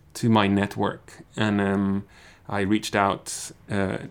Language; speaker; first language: English; non-native, fluent; Spanish